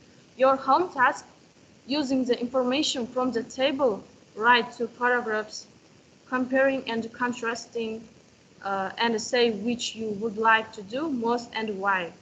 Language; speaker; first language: English; non-native, learner; Kazakh